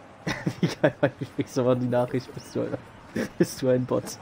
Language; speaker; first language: German; native; German